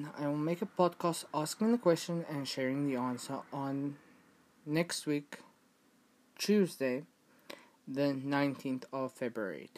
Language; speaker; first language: English; non-native, fluent; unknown